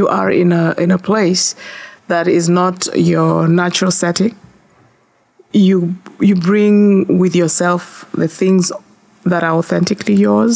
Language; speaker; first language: English; non-native, local second language; Gusii